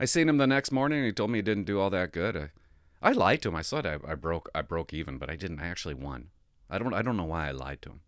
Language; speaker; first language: English; native; English